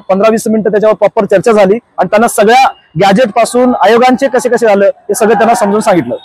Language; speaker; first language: Marathi; non-native, local second language; Lambadi